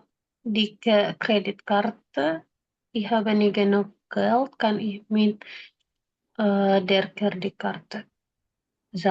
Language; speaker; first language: German; non-native, learner; Indonesian